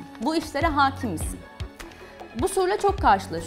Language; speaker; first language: Turkish; native; Turkish